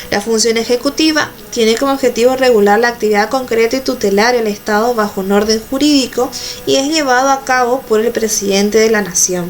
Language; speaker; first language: Spanish; native; Spanish